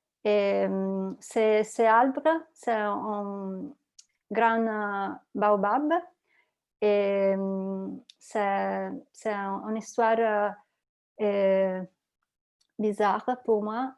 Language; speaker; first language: French; non-native, learner; Italian